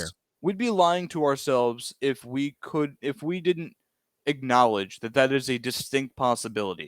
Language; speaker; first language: English; native; English